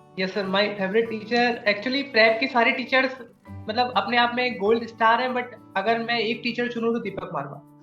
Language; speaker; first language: Hindi; native; Hindi